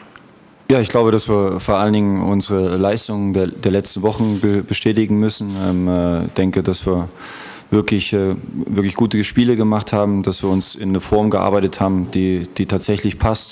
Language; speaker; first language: German; native; German